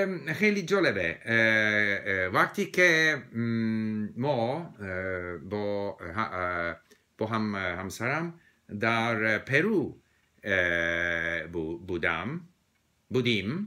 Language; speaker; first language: Persian; non-native, learner; English